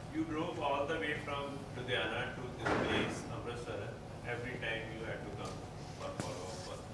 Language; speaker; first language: English; non-native, local second language; Punjabi